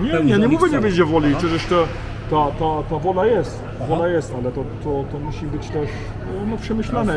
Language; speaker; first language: Polish; early bilingual, heritage; Polish